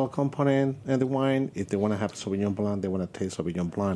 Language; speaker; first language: English; non-native, fluent; Spanish